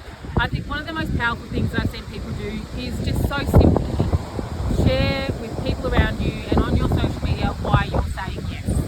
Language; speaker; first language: English; native; English